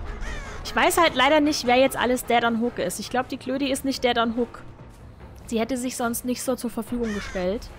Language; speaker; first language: German; native; German